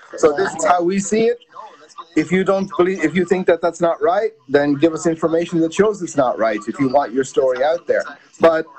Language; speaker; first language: English; native; English